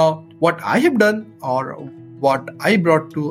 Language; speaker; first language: English; non-native, local second language; Odia